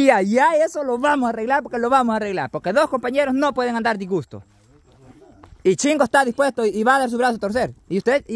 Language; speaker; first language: Spanish; native; Spanish